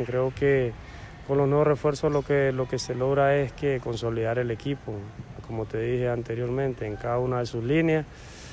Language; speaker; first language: Spanish; native; Spanish